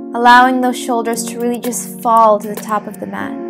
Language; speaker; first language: English; native; English